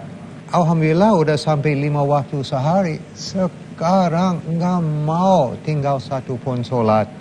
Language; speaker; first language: Indonesian; non-native, learner; English